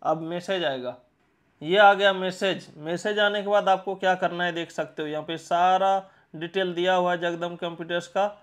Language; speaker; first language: Hindi; non-native, local second language; Marathi